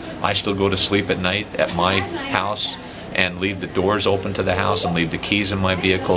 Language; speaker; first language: English; native; English